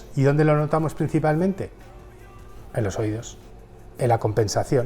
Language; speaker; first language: Spanish; native; Spanish